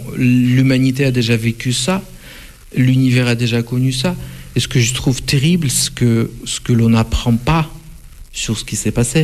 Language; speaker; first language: French; non-native, fluent; Russian